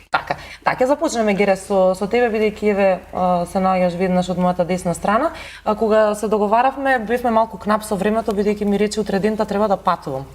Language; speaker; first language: Macedonian; native; Macedonian